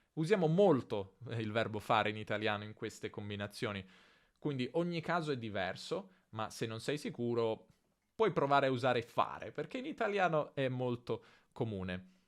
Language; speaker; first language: Italian; native; Italian